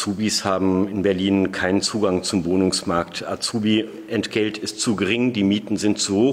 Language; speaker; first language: German; native; German